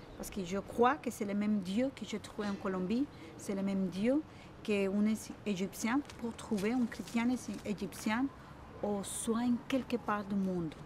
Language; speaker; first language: French; non-native, fluent; Spanish